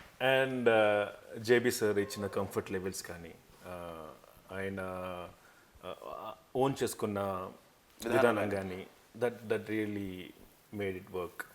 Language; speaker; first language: Telugu; native; Telugu